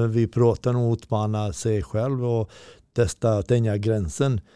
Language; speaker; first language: Swedish; non-native, learner; Bosnian